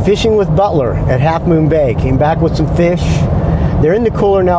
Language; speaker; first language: English; native; English